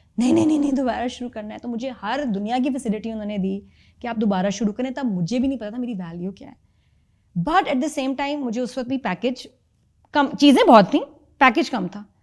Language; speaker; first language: Urdu; native; Urdu